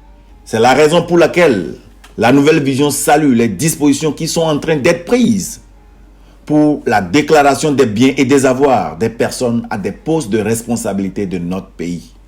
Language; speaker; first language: French; native; French